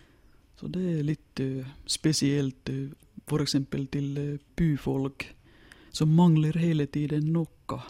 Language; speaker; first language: Norwegian; non-native, fluent; Finnish